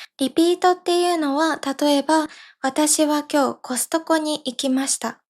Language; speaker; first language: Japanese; native; Japanese